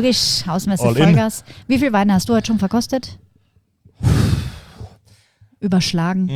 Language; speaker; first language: German; native; German